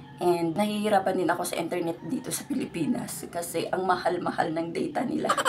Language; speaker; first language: Filipino; native; Filipino